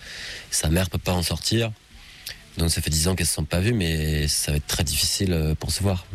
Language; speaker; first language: French; native; French